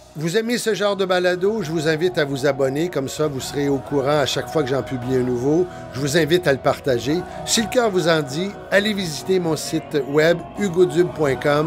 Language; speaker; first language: French; native; French